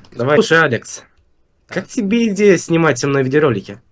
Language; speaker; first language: Russian; native; Russian